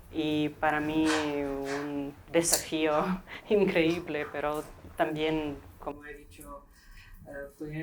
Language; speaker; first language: Spanish; non-native, fluent; Ukrainian